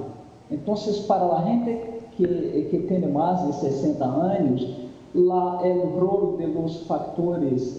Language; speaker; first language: Spanish; non-native, fluent; Portuguese